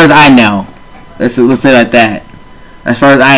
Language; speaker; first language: English; native; English